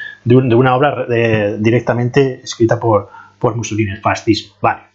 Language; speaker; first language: Spanish; native; Spanish